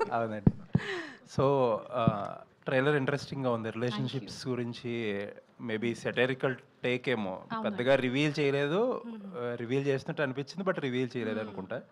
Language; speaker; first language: Telugu; native; Telugu